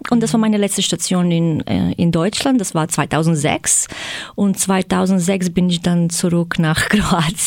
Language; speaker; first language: German; non-native, fluent; Croatian